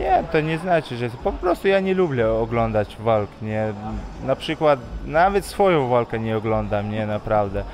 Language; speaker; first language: Polish; non-native, fluent; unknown